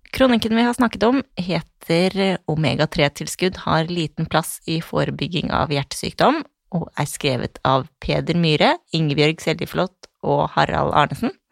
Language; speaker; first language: Norwegian; native; Norwegian